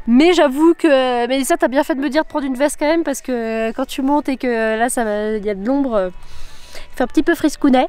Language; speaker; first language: French; native; French